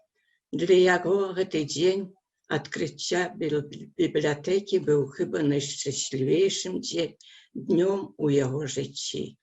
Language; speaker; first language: Belarusian; early bilingual, heritage; Belarusian